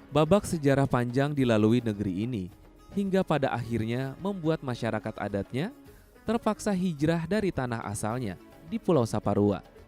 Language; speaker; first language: Indonesian; native; Indonesian